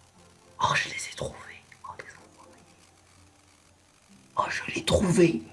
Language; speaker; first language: French; native; French